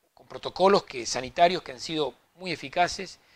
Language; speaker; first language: Spanish; native; Spanish